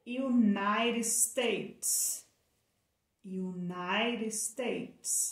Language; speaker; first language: English; non-native, fluent; Portuguese